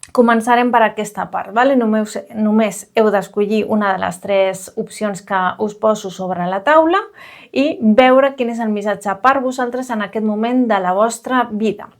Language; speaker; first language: Catalan; non-native, local second language; Spanish